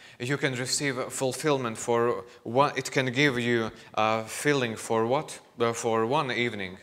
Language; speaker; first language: English; non-native, fluent; Latvian